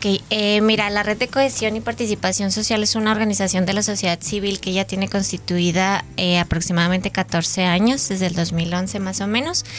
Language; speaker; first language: Spanish; native; Spanish